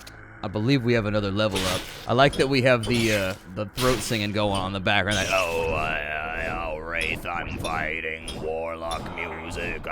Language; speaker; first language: English; native; English